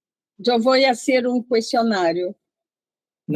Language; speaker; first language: Spanish; non-native, learner; Portuguese